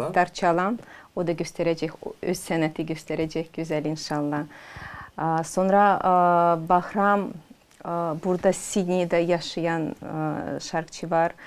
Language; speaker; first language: Turkish; non-native, learner; Azerbaijani